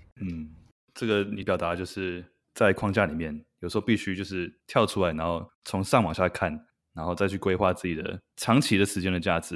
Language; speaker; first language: Chinese; native; Chinese